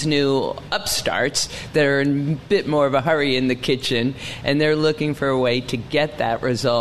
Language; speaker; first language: English; native; English